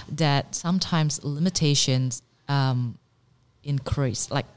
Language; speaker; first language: English; non-native, fluent; Indonesian